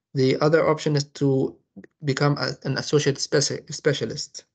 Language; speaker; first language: English; non-native, fluent; Arabic